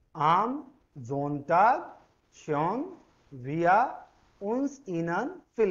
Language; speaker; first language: German; non-native, fluent; Hindi